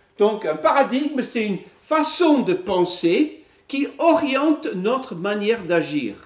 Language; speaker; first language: French; non-native, fluent; English